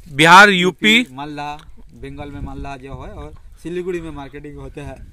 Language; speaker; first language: Hindi; non-native, local second language; Bangla